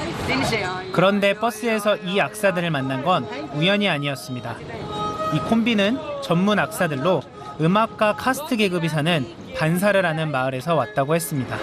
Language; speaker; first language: Korean; native; Korean